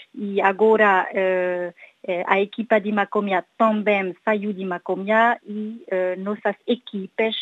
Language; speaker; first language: Portuguese; non-native, learner; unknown